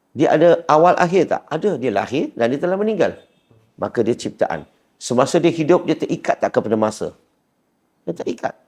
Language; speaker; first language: Malay; non-native, local second language; Chinese